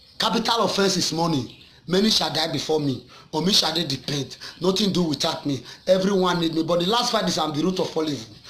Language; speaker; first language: Nigerian Pidgin; non-native, local second language; Esan